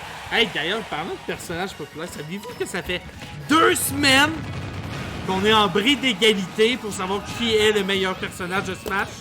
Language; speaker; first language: French; native; French